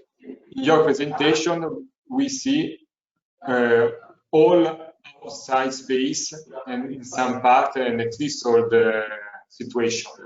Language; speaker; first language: English; non-native, learner; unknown